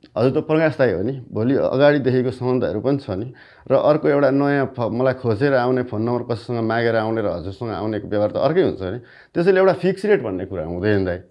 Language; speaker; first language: Nepali; native; Nepali